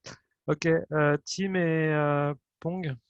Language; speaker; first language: English; non-native, fluent; French